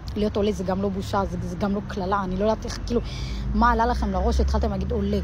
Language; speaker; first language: Hebrew; early bilingual, other home language; Amharic